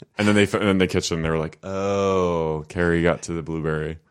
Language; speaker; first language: English; native; English